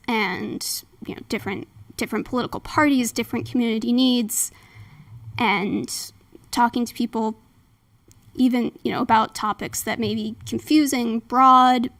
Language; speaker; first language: English; native; English